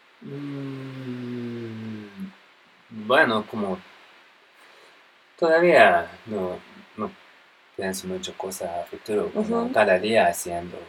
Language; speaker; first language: Spanish; non-native, learner; Japanese